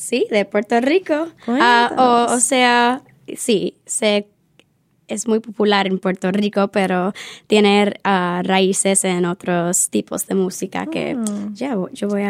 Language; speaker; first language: Spanish; early bilingual, heritage; Spanish